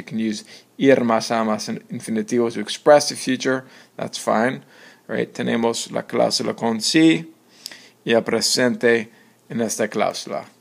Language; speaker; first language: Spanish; non-native, fluent; English